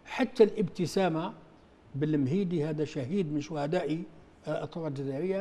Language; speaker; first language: Arabic; native; Arabic